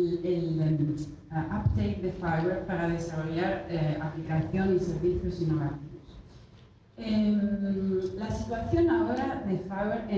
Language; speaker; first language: Spanish; non-native, fluent; Italian